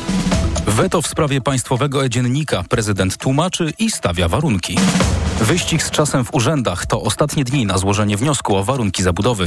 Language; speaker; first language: Polish; native; Polish